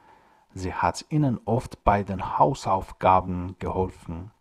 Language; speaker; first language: German; non-native, fluent; Persian